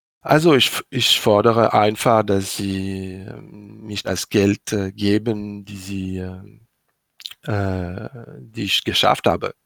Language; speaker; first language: German; non-native, learner; French